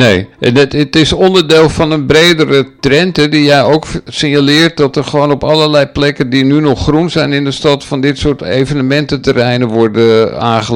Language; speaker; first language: Dutch; native; Dutch